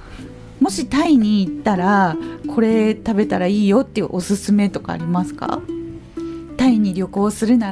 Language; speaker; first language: Japanese; native; Japanese